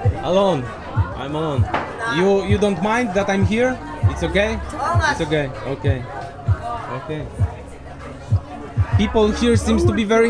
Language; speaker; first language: English; non-native, learner; Polish